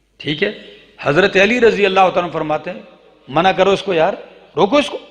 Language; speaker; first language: Urdu; non-native, local second language; Punjabi